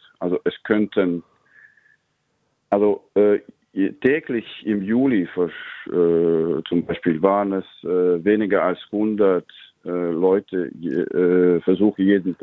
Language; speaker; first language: German; non-native, fluent; Latvian